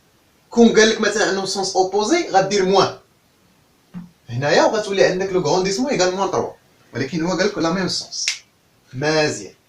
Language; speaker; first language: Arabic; native; Arabic